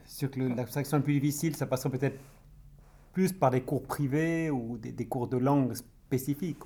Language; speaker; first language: French; native; French